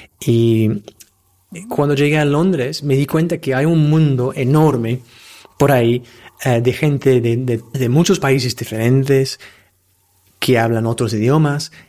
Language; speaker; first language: Spanish; non-native, fluent; English